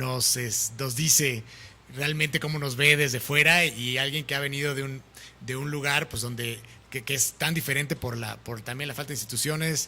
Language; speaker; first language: Spanish; native; Spanish